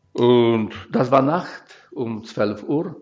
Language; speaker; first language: German; non-native, fluent; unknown